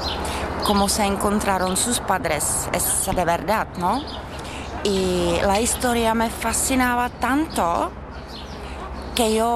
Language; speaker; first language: Spanish; non-native, fluent; Czech